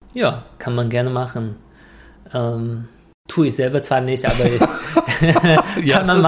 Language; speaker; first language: German; non-native, fluent; Chinese